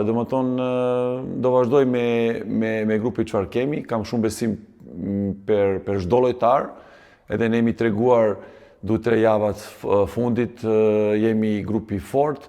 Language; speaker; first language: Albanian; non-native, fluent; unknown